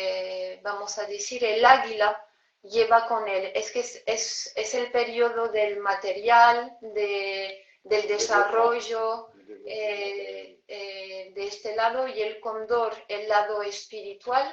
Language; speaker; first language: Spanish; non-native, fluent; French